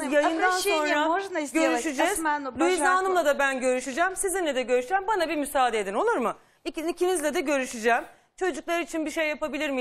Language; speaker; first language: Turkish; native; Turkish